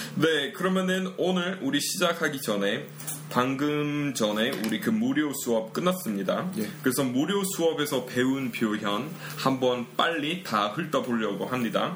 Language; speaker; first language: Korean; non-native, fluent; English